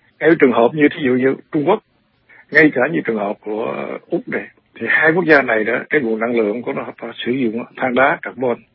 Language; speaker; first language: Vietnamese; native; Vietnamese